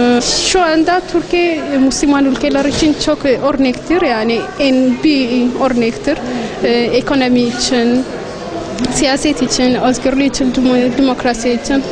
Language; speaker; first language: Turkish; non-native, learner; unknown